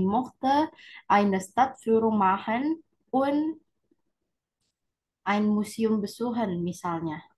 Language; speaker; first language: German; non-native, fluent; Indonesian